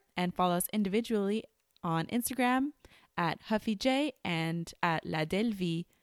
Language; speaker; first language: English; non-native, fluent; French